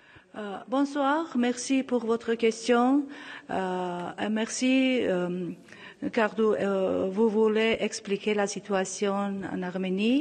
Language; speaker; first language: French; non-native, local second language; Armenian